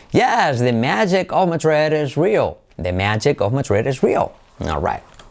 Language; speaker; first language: English; non-native, fluent; Spanish